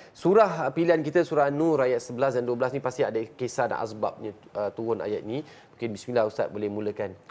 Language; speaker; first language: Malay; native; Malay